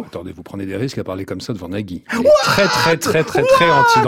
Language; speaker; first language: French; native; French